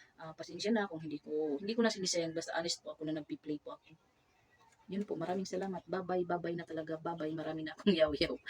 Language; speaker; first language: Filipino; non-native, local second language; Cebuano